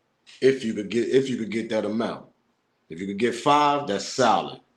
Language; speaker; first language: English; native; English